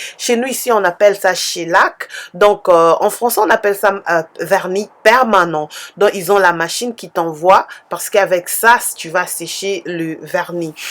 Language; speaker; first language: French; non-native, local second language; Lingala